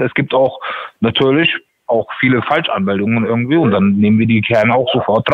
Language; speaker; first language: German; native; German